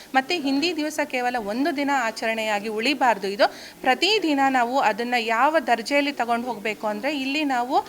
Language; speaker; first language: Kannada; native; Kannada